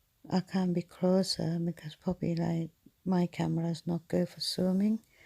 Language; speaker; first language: English; non-native, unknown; Thai